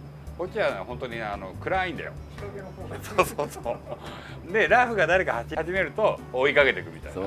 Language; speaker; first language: Japanese; native; Japanese